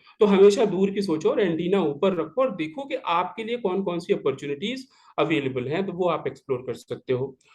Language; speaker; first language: Hindi; native; Hindi